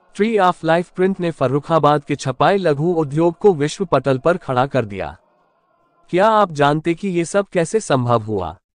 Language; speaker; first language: Hindi; native; Hindi